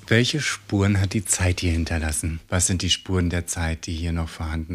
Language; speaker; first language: German; native; German